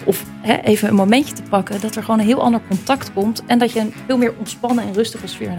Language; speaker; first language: Dutch; native; Dutch